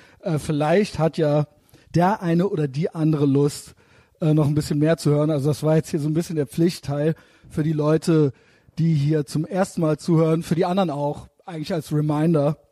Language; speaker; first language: German; native; German